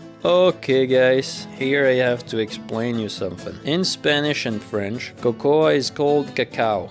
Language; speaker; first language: English; non-native, fluent; French